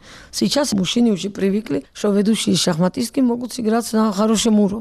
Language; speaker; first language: Russian; non-native, local second language; Georgian